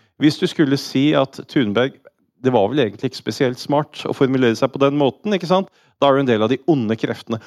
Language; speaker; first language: Norwegian; native; Norwegian